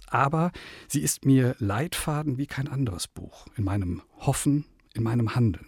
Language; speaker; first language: German; native; German